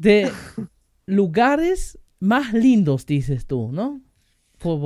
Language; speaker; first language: Spanish; non-native, fluent; German